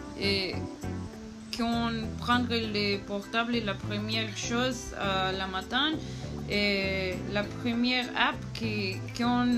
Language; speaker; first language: French; non-native, learner; Spanish